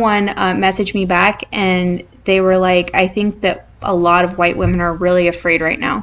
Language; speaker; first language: English; native; English